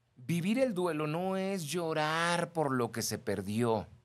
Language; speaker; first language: Spanish; native; Spanish